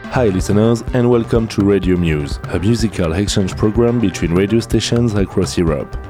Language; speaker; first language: English; non-native, fluent; French